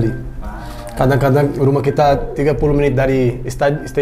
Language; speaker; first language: Indonesian; non-native, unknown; Portuguese